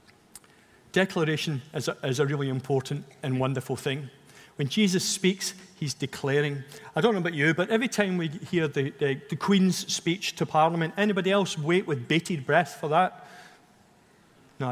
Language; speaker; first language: English; native; English